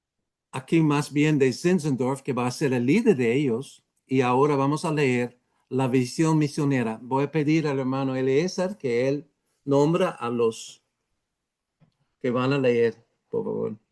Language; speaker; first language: Spanish; non-native, fluent; English